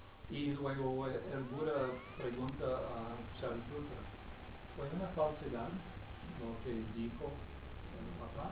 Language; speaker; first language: Spanish; non-native, fluent; English